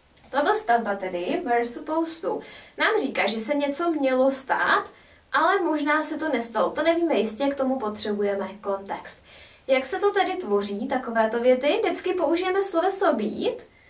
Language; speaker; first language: Czech; native; Czech